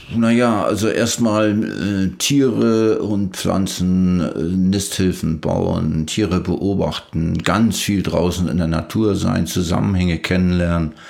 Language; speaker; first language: German; native; German